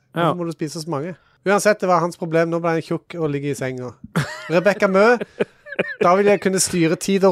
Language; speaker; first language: Norwegian; native; Norwegian